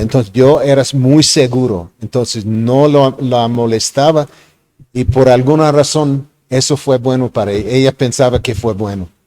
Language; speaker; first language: Spanish; non-native, fluent; English